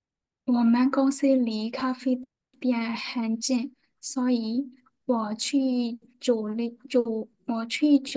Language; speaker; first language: Chinese; non-native, learner; Thai